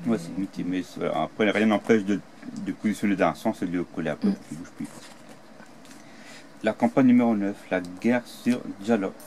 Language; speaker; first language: French; native; French